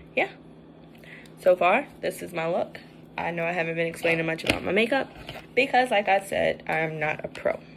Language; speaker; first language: English; native; English